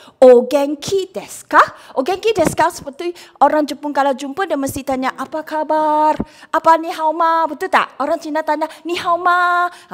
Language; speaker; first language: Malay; non-native, local second language; Chinese